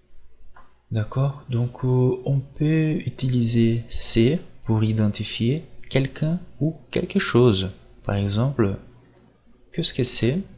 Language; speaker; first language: French; non-native, fluent; Portuguese